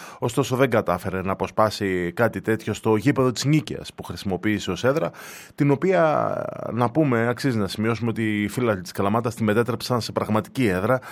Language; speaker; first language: Greek; native; Greek